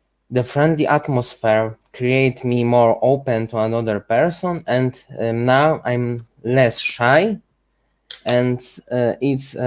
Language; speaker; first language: English; non-native, learner; Ukrainian